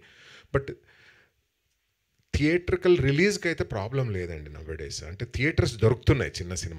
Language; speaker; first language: Telugu; native; Telugu